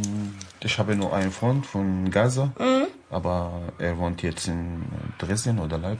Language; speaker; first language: German; non-native, learner; Arabic